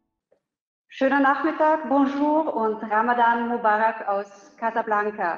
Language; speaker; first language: German; native; German